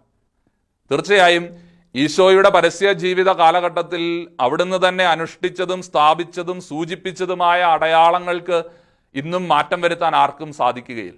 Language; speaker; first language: Malayalam; native; Malayalam